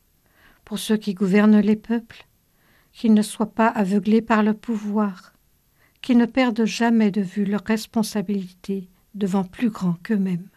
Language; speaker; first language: French; native; French